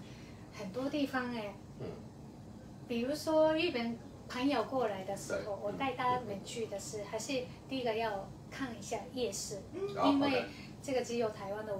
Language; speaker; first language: Chinese; non-native, fluent; Japanese